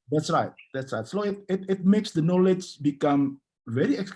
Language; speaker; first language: English; non-native, fluent; Indonesian